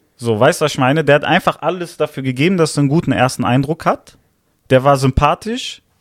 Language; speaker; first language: German; early bilingual, other home language; Italian